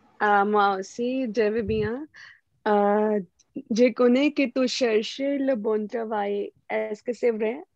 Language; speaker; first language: French; non-native, learner; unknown